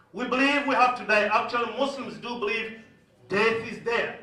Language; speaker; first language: English; non-native, local second language; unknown